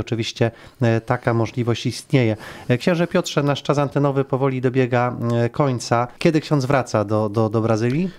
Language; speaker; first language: Polish; native; Polish